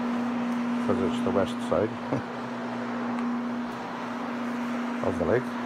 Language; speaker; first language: English; native; English